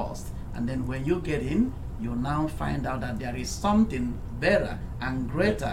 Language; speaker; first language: English; non-native, local second language; Igbo